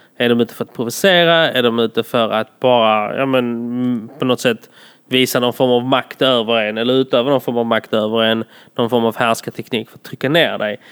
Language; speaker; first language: Swedish; early bilingual, other home language; Polish